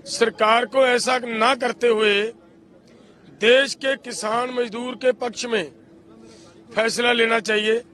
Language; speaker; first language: Hindi; non-native, local second language; Punjabi